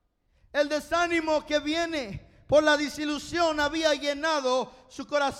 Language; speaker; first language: Spanish; non-native, fluent; English